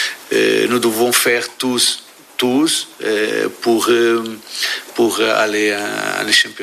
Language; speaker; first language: French; non-native, fluent; Portuguese